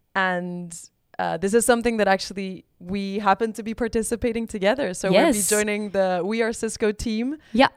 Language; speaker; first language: English; non-native, fluent; Spanish